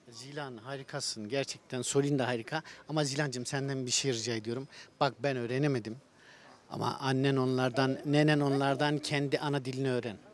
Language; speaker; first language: Turkish; native; Turkish